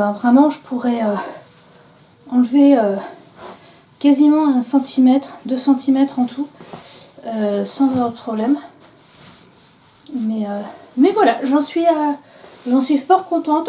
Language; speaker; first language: French; native; French